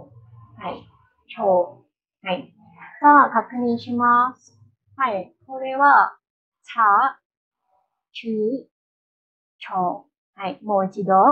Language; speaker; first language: Japanese; non-native, learner; Khmer